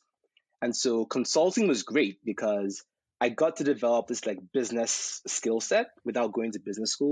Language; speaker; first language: English; non-native, local second language; Yoruba